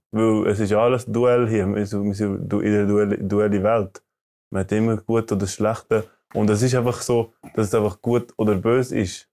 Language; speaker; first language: German; early bilingual, other home language; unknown